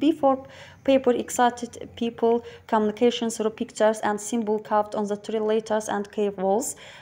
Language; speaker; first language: English; non-native, fluent; Azerbaijani